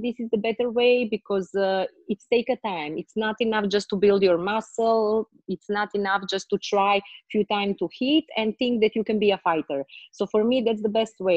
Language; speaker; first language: English; non-native, learner; Croatian